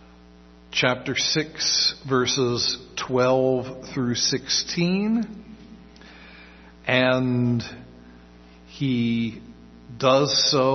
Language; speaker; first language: English; native; English